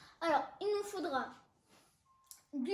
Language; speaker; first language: French; native; French